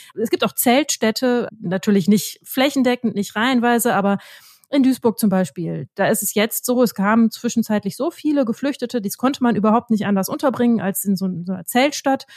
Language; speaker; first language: German; native; German